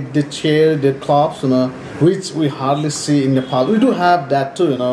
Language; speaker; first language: English; non-native, learner; Nepali